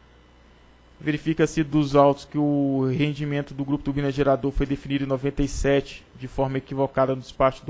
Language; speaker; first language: Portuguese; native; Portuguese